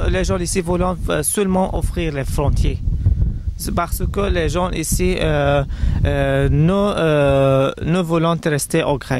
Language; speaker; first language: French; non-native, learner; Arabic